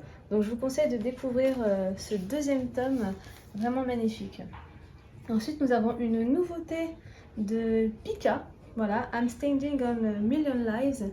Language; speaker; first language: French; native; French